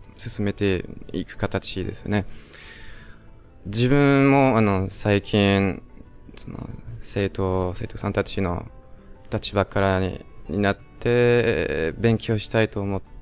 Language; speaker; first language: Japanese; non-native, fluent; French